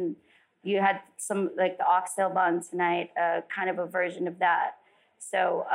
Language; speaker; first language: English; non-native, local second language; Filipino